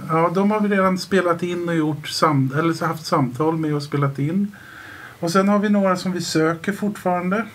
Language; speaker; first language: Swedish; native; Swedish